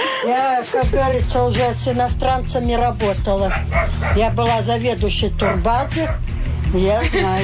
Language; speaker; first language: Russian; native; Russian